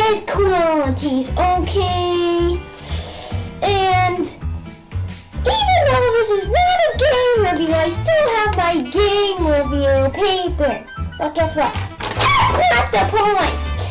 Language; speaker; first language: English; native; English